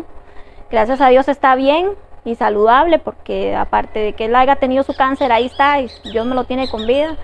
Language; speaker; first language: Spanish; native; Spanish